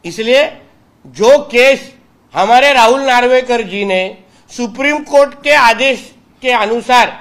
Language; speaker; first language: Hindi; non-native, local second language; Marathi